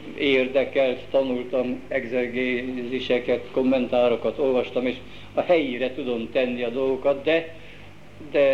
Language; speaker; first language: Hungarian; native; Hungarian